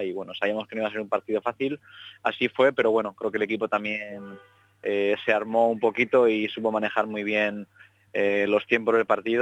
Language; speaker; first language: Spanish; native; Spanish